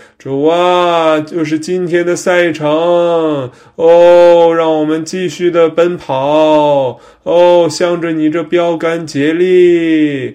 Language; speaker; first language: Chinese; native; Chinese